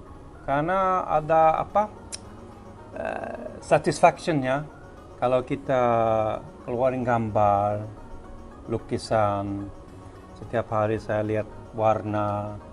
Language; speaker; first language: Indonesian; non-native, fluent; Swedish